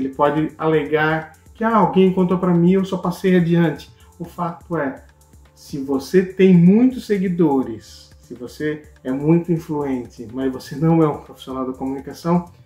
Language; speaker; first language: Portuguese; native; Portuguese